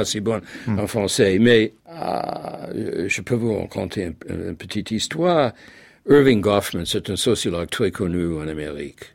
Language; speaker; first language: French; non-native, fluent; English